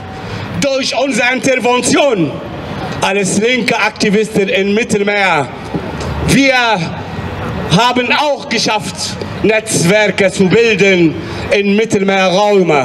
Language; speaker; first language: German; non-native, fluent; Arabic